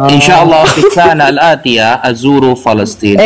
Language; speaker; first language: Arabic; non-native, learner; Indonesian